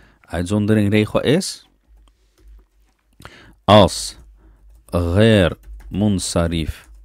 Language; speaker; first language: Dutch; early bilingual, other home language; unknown